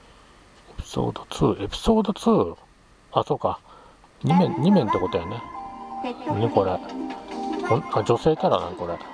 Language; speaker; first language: Japanese; native; Japanese